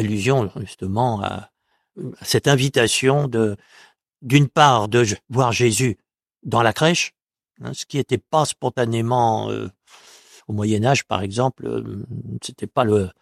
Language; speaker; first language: French; native; French